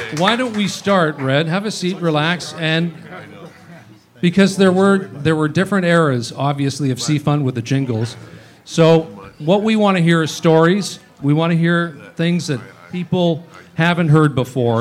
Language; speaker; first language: English; native; English